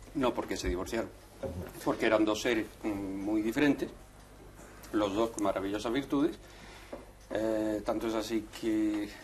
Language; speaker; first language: Spanish; native; Spanish